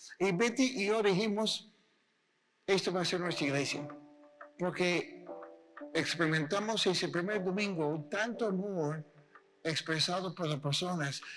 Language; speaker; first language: Spanish; native; Spanish